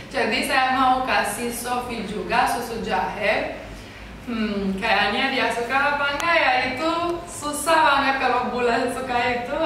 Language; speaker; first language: Indonesian; non-native, fluent; Romanian